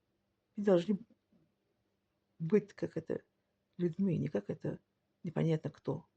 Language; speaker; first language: Russian; non-native, learner; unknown